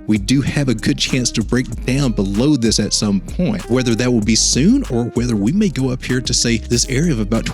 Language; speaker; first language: English; native; English